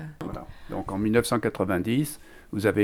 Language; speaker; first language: French; native; French